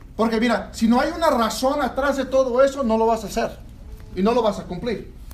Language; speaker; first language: Spanish; early bilingual, heritage; Spanish